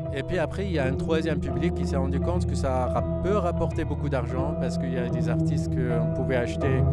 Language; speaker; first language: French; non-native, local second language; Arabic